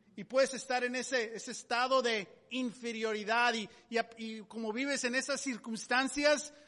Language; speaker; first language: Spanish; native; Spanish